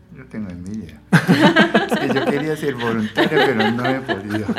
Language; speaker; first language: Spanish; non-native, fluent; Japanese